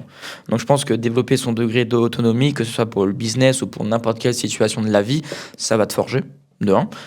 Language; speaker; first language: French; native; French